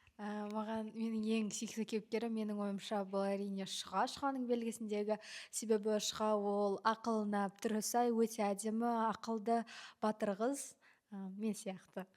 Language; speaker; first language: Kazakh; non-native, local second language; Russian